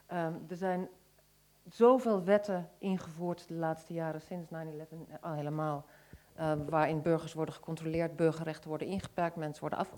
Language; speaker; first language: Dutch; native; Dutch